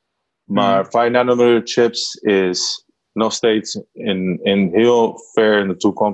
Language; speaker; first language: Dutch; non-native, learner; Spanish